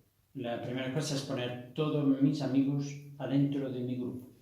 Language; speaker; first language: Spanish; non-native, fluent; Portuguese